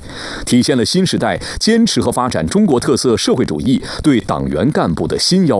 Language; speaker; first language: Chinese; native; Chinese